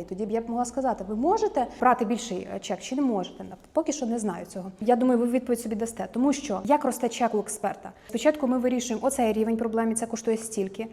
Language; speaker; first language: Ukrainian; native; Ukrainian